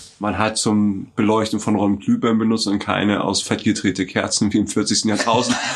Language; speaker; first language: German; native; German